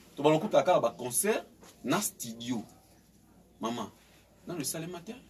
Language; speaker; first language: Lingala; non-native, local second language; Swahili